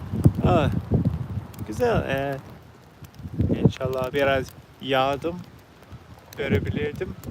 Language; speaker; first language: Turkish; non-native, learner; English